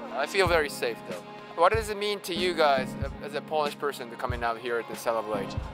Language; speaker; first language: English; non-native, fluent; Japanese